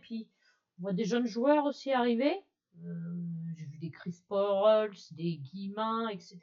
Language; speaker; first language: French; native; French